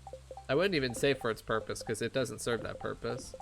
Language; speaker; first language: English; native; English